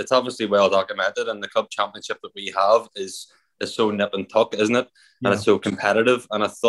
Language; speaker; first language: English; native; English